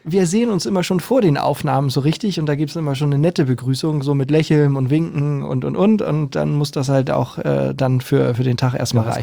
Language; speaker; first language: German; native; German